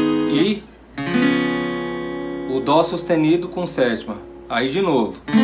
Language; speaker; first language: Portuguese; native; Portuguese